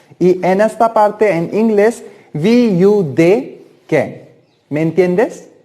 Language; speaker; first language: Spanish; non-native, learner; Hindi